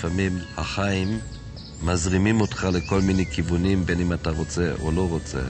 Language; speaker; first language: Hebrew; non-native, fluent; German